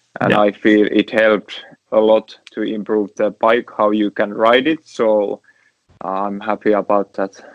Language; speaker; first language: English; non-native, learner; Finnish